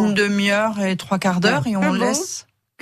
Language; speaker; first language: French; native; French